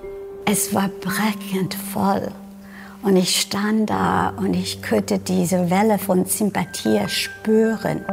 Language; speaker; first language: German; non-native, fluent; English